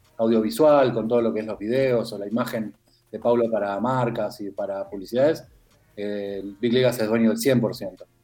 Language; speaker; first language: Spanish; native; Spanish